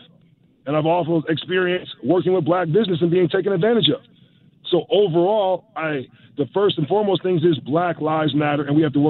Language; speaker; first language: English; native; English